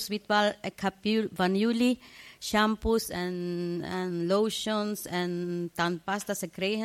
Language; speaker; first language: Dutch; non-native, fluent; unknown